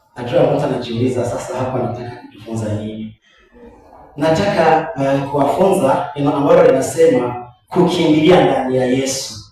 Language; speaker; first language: Swahili; non-native, local second language; Rundi